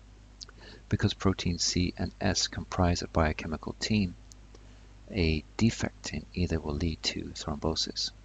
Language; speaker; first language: English; native; English